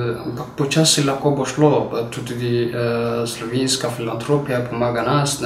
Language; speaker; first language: Slovenian; non-native, learner; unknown